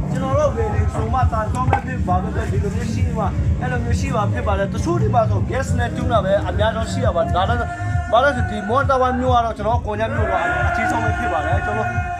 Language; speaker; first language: Burmese; non-native, local second language; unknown